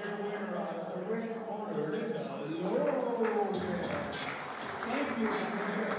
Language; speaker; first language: English; native; English